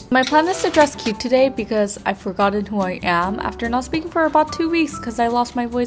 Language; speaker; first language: English; native; English